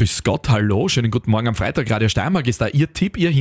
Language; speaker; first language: German; native; German